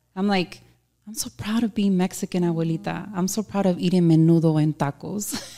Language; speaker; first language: English; early bilingual, other home language; Spanish